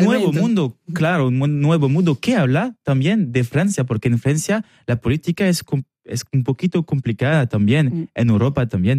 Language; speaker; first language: Spanish; non-native, learner; French